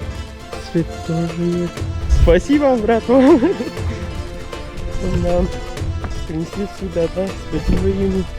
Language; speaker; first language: Russian; non-native, learner; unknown